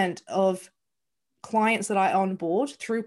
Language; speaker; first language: English; native; English